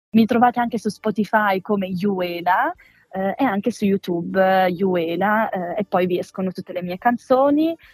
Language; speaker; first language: Italian; early bilingual, other home language; Albanian